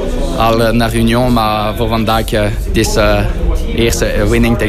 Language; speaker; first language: Dutch; non-native, fluent; French